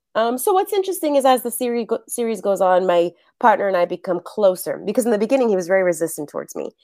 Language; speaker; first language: English; early bilingual, other home language; Spanish